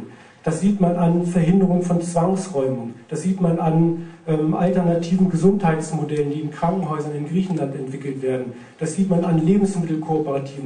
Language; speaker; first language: German; native; German